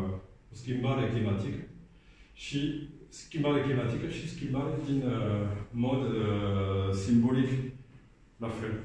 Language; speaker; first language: Romanian; non-native, learner; French